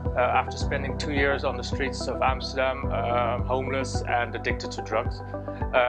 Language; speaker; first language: English; non-native, fluent; Dutch